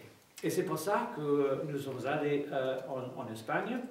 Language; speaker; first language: French; non-native, fluent; English